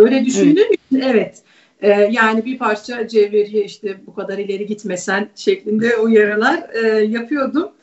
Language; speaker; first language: Turkish; native; Turkish